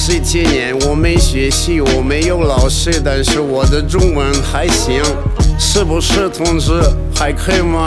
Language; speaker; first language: Chinese; non-native, learner; Russian